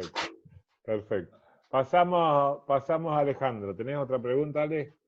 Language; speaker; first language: Spanish; native; Spanish